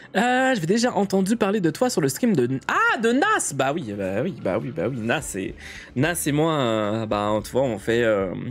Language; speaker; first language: French; native; French